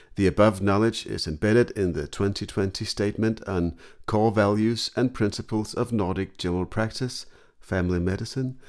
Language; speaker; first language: English; non-native, fluent; Danish